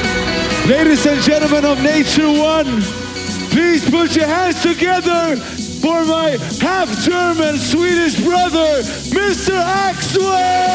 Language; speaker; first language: English; non-native, fluent; Swedish